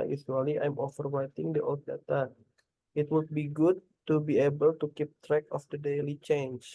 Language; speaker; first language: English; non-native, fluent; Indonesian